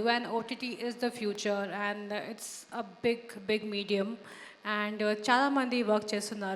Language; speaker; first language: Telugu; non-native, local second language; Hindi